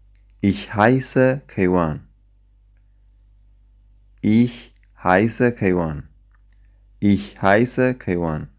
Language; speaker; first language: German; non-native, fluent; Central Kurdish